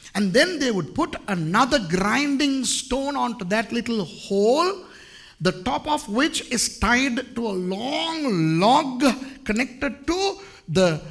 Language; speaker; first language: English; non-native, local second language; Tamil